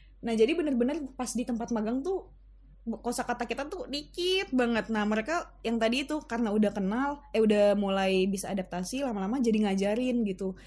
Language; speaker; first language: Indonesian; native; Indonesian